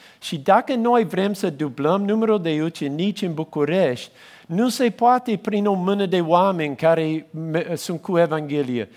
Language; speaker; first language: Romanian; non-native, fluent; English